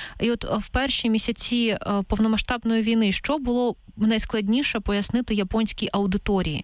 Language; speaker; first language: Ukrainian; native; Ukrainian